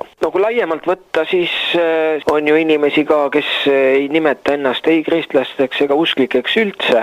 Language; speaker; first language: Estonian; native; Estonian